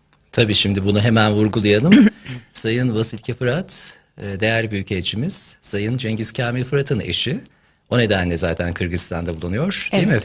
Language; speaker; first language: Turkish; native; Turkish